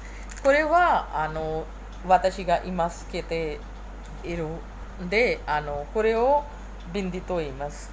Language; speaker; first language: Japanese; non-native, fluent; Hindi